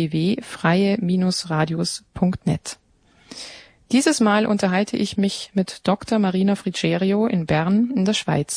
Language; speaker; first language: German; native; German